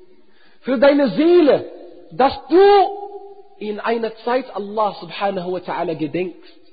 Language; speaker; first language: German; non-native, fluent; Arabic